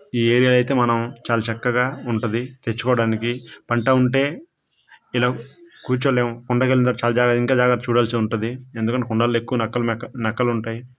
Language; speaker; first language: Telugu; non-native, local second language; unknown